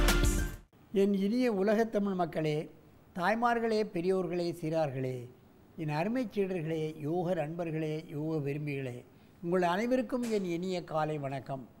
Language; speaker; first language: Tamil; native; Tamil